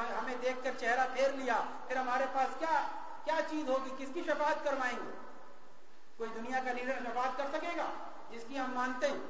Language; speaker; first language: Urdu; native; Urdu